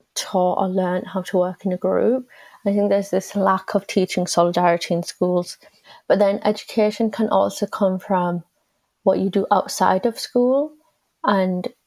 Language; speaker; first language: English; native; English